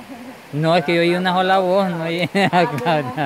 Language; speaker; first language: Spanish; native; Spanish